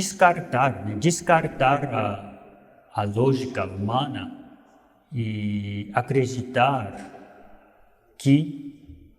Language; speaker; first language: Portuguese; non-native, fluent; Japanese